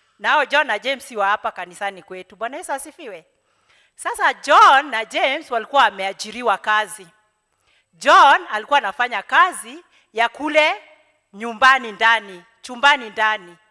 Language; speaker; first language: Swahili; non-native, local second language; Kikuyu